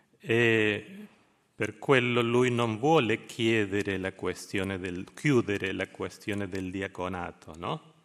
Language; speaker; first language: Italian; non-native, fluent; Spanish